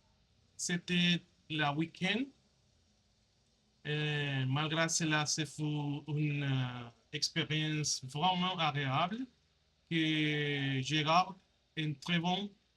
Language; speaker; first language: French; non-native, learner; Spanish